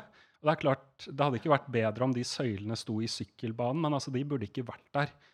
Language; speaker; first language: Norwegian; native; Norwegian